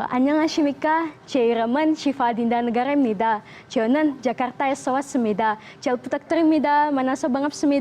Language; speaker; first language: Korean; non-native, learner; Indonesian